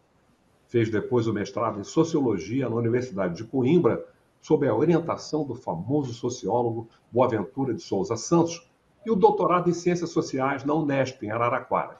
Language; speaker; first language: Portuguese; native; Portuguese